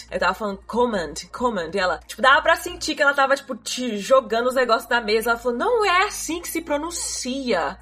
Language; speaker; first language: Portuguese; native; Portuguese